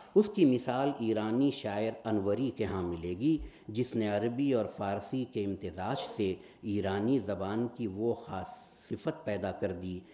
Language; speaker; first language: Urdu; native; Urdu